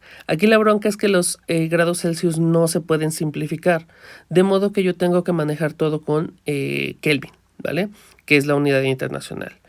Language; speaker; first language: Spanish; native; Spanish